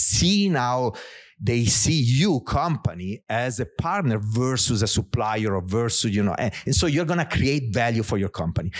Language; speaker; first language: English; non-native, fluent; Italian